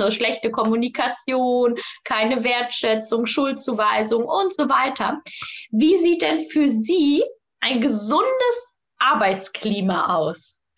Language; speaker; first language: German; native; German